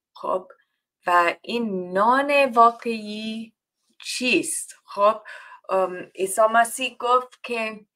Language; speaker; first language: Persian; non-native, learner; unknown